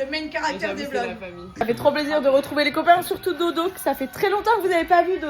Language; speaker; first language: French; native; French